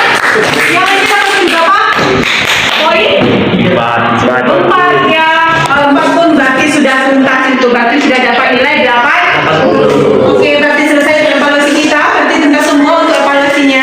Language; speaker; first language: Indonesian; native; Indonesian